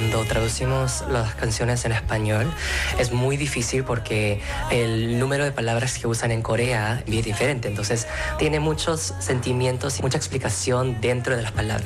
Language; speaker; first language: Spanish; non-native, fluent; Korean